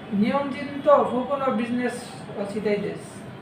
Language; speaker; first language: Japanese; non-native, learner; Bangla